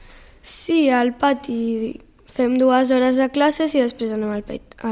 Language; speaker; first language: Catalan; non-native, local second language; Spanish